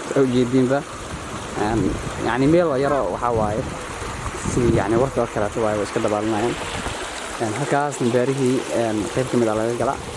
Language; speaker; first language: Somali; native; Somali